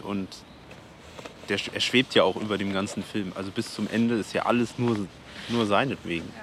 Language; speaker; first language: German; native; German